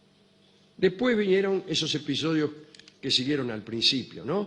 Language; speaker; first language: Spanish; native; Spanish